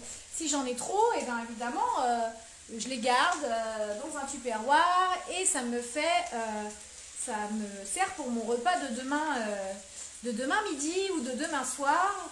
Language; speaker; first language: French; native; French